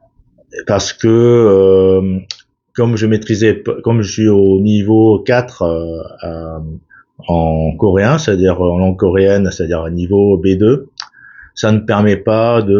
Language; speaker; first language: French; early bilingual, other home language; Korean